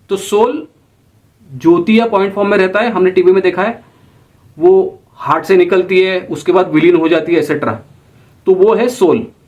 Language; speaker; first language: Hindi; non-native, local second language; Marathi